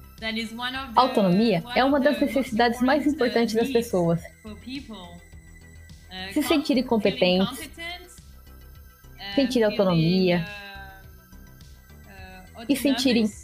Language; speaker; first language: Portuguese; non-native, learner; English